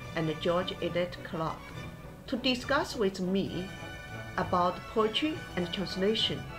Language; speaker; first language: English; non-native, fluent; Chinese